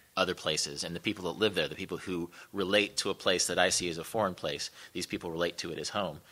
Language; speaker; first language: English; native; English